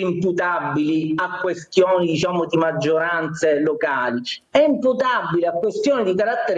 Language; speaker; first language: Italian; native; Italian